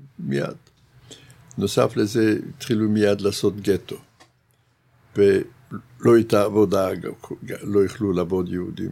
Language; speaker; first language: Hebrew; non-native, fluent; Yiddish